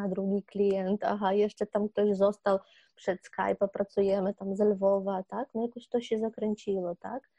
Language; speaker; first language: Polish; non-native, fluent; Ukrainian